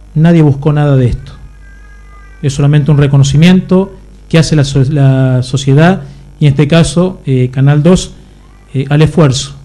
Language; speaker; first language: Spanish; native; Spanish